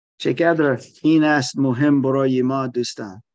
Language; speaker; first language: Persian; non-native, learner; German